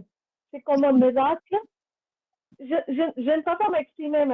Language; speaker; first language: French; non-native, learner; Hindi